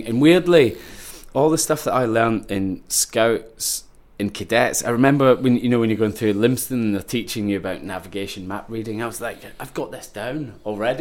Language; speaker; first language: English; native; English